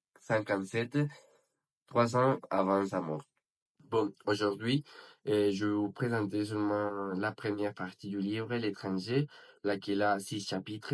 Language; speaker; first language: French; non-native, learner; Spanish